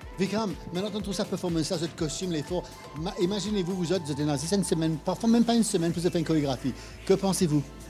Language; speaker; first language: French; non-native, local second language; Morisyen